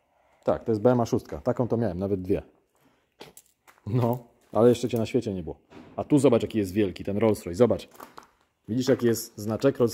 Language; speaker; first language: Polish; native; Polish